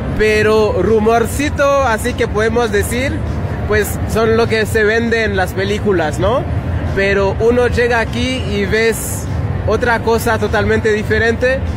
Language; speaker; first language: Spanish; non-native, fluent; Haitian Creole